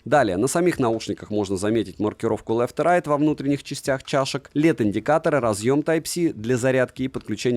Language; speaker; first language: Russian; native; Russian